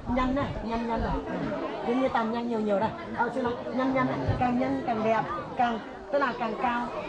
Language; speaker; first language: Vietnamese; non-native, fluent; Chinese